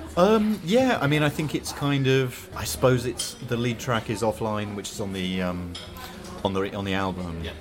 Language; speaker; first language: English; native; English